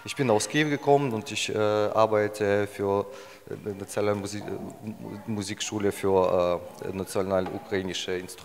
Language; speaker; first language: German; non-native, learner; Ukrainian